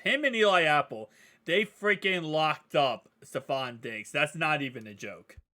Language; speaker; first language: English; native; English